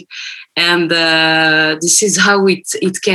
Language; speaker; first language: English; non-native, fluent; French